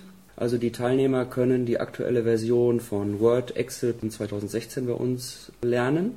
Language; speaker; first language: German; native; German